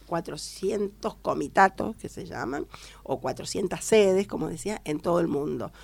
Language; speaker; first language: Spanish; native; Spanish